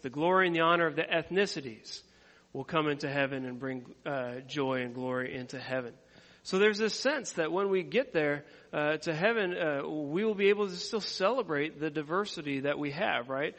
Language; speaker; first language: English; native; English